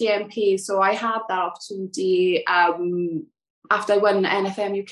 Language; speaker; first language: English; native; English